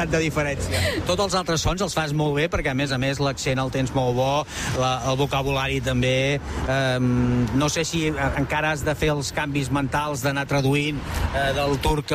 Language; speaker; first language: Catalan; native; Catalan